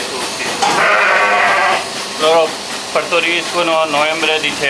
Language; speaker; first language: Italian; non-native, learner; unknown